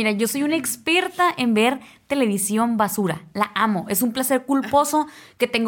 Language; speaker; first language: Spanish; native; Spanish